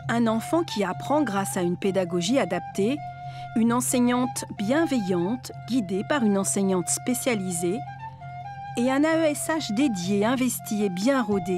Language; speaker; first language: French; native; French